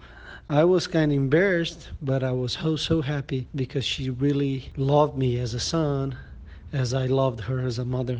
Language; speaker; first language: English; non-native, learner; Portuguese